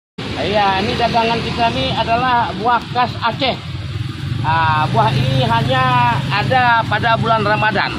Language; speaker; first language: Indonesian; non-native, local second language; Achinese